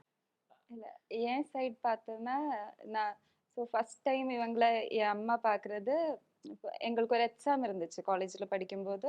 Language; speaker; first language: Tamil; non-native, local second language; Malayalam